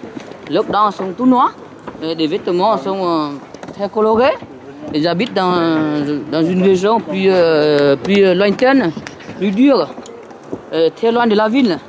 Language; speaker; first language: French; non-native, learner; Vietnamese